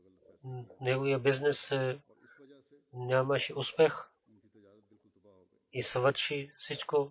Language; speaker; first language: Bulgarian; non-native, learner; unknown